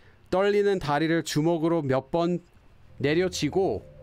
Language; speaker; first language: Korean; non-native, fluent; English